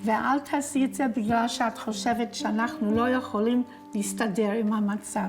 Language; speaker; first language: Hebrew; non-native, fluent; English